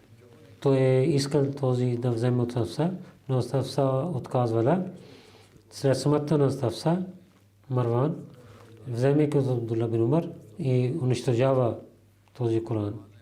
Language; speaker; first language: Bulgarian; non-native, learner; Urdu